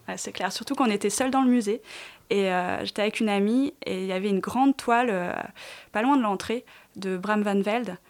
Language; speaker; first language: French; native; French